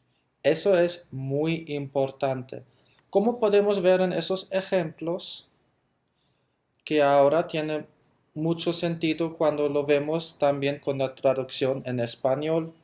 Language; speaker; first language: Spanish; non-native, fluent; German